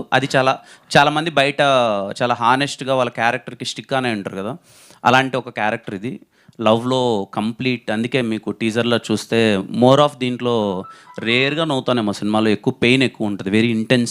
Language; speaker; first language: Telugu; native; Telugu